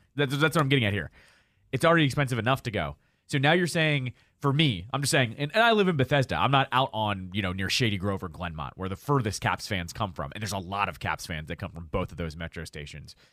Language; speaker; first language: English; native; English